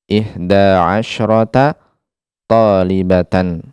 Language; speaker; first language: Arabic; non-native, fluent; Indonesian